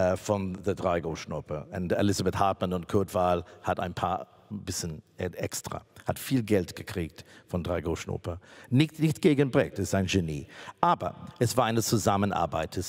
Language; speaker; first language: German; non-native, fluent; English